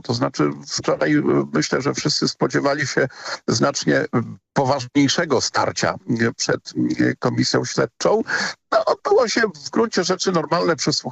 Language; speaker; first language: Polish; native; Polish